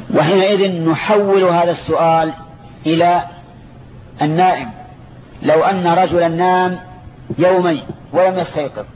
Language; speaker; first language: Arabic; native; Arabic